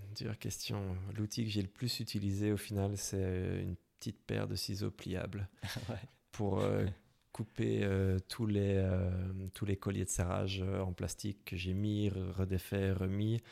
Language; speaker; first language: French; native; French